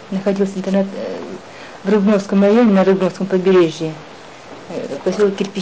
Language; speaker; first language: Russian; non-native, local second language; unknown